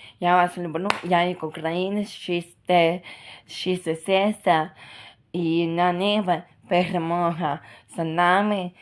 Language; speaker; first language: Russian; non-native, local second language; Ukrainian